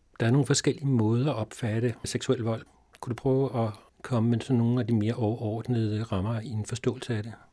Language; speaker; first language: Danish; native; Danish